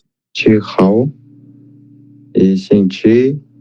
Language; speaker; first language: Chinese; non-native, learner; Kazakh